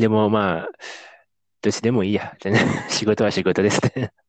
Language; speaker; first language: Japanese; non-native, fluent; Indonesian